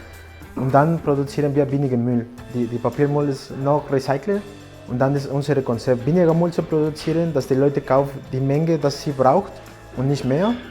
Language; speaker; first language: German; non-native, learner; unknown